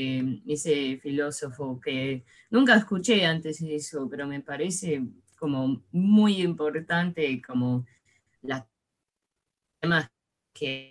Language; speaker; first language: Spanish; early bilingual, heritage; Spanish